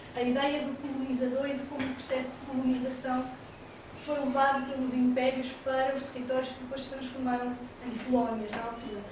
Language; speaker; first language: Portuguese; native; Portuguese